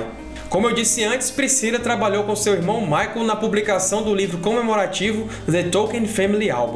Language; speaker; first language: Portuguese; native; Portuguese